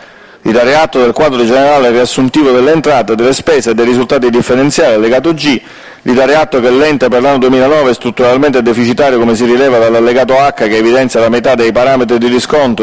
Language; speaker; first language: Italian; native; Italian